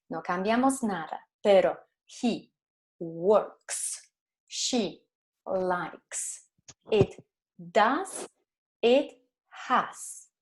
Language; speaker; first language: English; non-native, fluent; Spanish